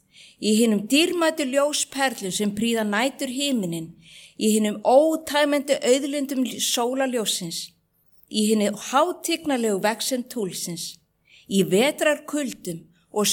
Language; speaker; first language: Icelandic; native; Icelandic